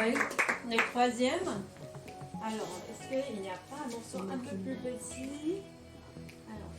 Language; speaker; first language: French; non-native, fluent; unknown